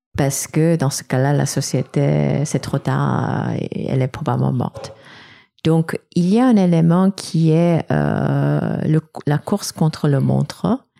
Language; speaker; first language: French; non-native, fluent; English